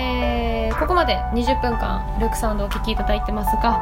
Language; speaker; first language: Japanese; native; Japanese